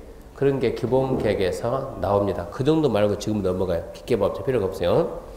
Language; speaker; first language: Korean; native; Korean